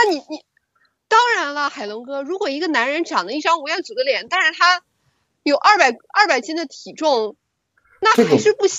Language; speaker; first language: Chinese; native; Chinese